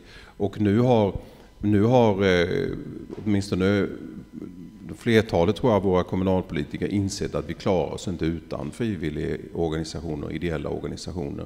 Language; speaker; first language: Swedish; native; Swedish